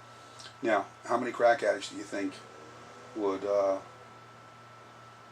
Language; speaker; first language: English; native; English